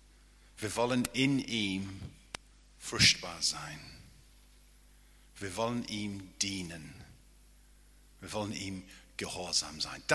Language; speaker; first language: German; non-native, fluent; English